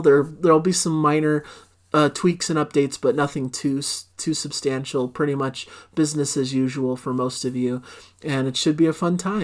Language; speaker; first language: English; native; English